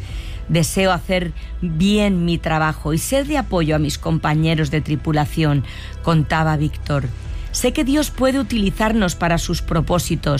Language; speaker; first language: Spanish; native; Spanish